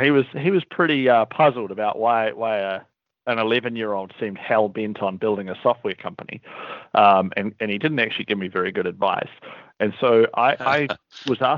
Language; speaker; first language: English; native; English